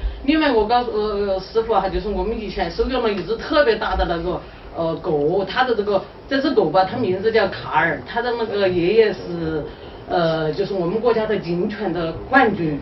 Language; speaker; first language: Chinese; native; Chinese